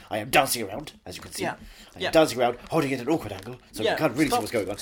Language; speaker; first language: English; native; English